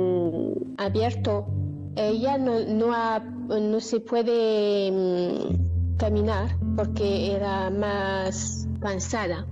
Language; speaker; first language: Spanish; non-native, learner; French